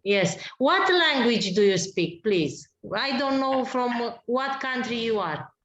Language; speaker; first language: English; non-native, learner; Romanian